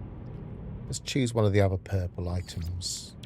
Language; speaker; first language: English; native; English